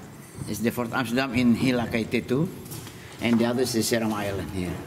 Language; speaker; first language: English; non-native, learner; Indonesian